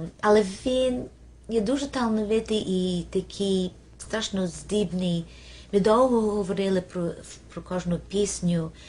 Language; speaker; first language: Ukrainian; early bilingual, heritage; Ukrainian